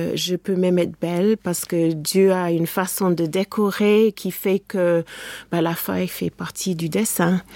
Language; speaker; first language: French; non-native, fluent; English